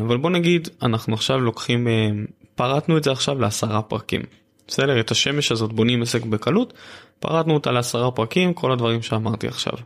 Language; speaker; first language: Hebrew; native; Hebrew